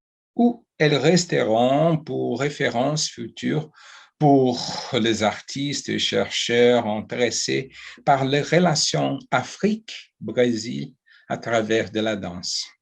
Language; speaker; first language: French; non-native, fluent; Portuguese